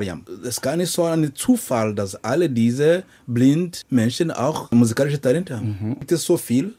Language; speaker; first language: German; non-native, fluent; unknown